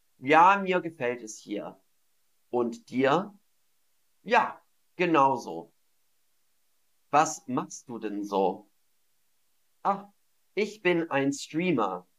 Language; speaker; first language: German; non-native, fluent; English